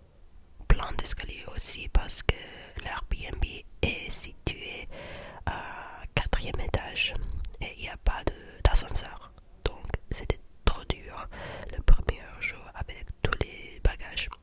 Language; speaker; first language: French; non-native, learner; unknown